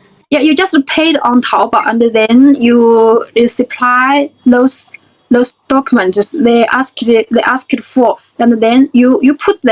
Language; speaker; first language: English; non-native, fluent; Chinese